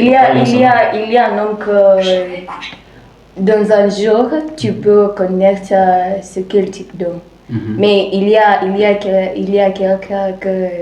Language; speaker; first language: French; non-native, learner; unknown